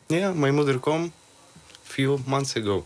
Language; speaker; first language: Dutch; non-native, learner; Ukrainian